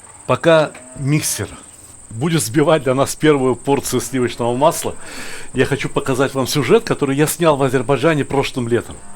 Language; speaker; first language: Russian; native; Russian